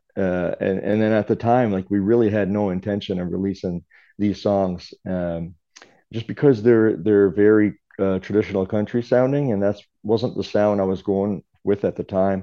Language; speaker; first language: English; native; English